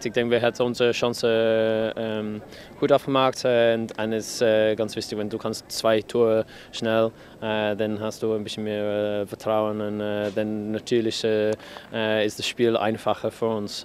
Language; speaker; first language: German; non-native, fluent; English